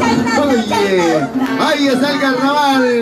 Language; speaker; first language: Spanish; native; Spanish